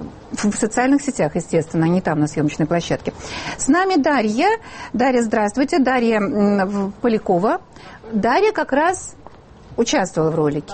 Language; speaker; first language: Russian; native; Russian